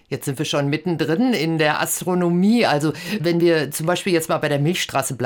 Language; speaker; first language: German; native; German